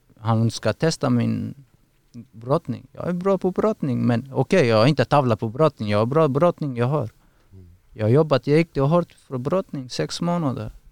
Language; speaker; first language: Swedish; non-native, learner; Persian